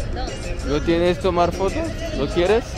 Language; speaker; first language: Spanish; non-native, learner; English